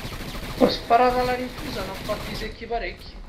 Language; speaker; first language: Italian; native; Italian